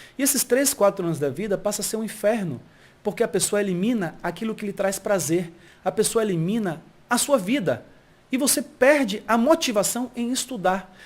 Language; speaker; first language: Portuguese; early bilingual, heritage; Portuguese